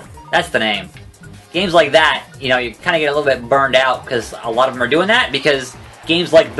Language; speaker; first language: English; native; English